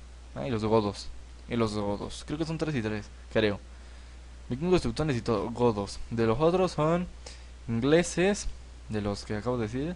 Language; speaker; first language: Spanish; native; Spanish